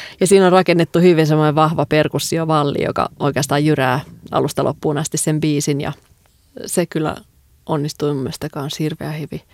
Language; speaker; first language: Finnish; native; Finnish